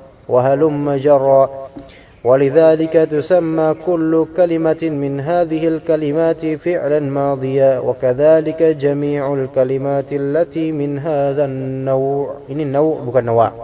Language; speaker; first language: Arabic; non-native, fluent; Indonesian